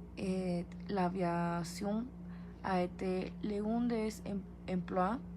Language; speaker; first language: French; non-native, learner; Spanish